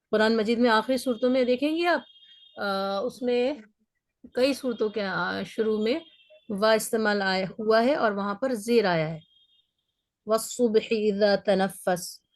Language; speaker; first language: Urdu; native; Urdu